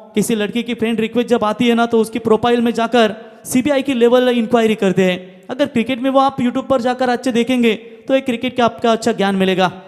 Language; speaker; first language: Hindi; non-native, local second language; Marathi